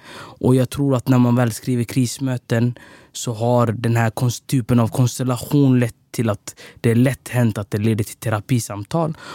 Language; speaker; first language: Swedish; early bilingual, other home language; Somali